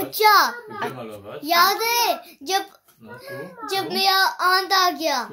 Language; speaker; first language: Hindi; early bilingual, heritage; Hindi